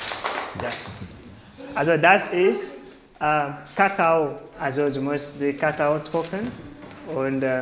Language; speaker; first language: German; non-native, learner; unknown